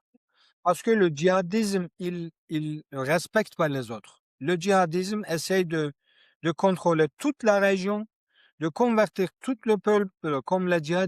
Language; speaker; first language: French; non-native, learner; Kurdish